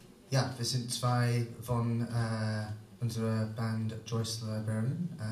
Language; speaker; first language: German; non-native, learner; English